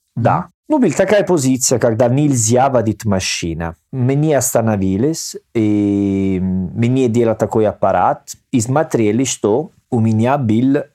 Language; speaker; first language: Russian; non-native, learner; Italian